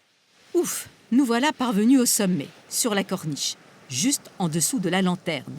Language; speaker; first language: French; native; French